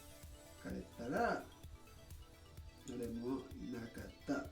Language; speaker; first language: Japanese; non-native, learner; Spanish